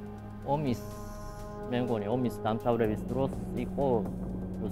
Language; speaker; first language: Georgian; non-native, fluent; Japanese